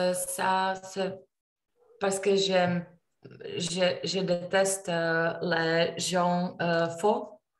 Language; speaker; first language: French; non-native, learner; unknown